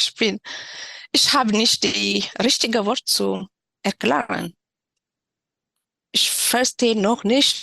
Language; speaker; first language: German; non-native, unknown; Tigrinya